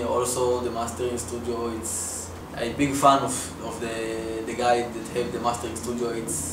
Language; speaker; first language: English; non-native, learner; Hebrew